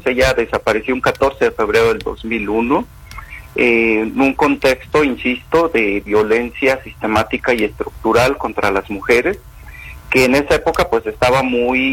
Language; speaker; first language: Spanish; native; Spanish